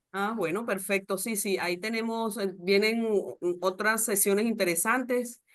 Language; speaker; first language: Spanish; native; Spanish